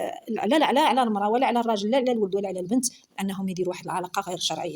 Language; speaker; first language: Arabic; native; Arabic